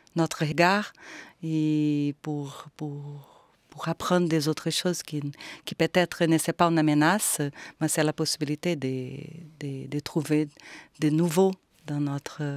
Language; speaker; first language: French; non-native, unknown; Portuguese